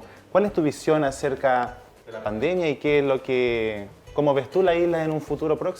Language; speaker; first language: Spanish; native; Spanish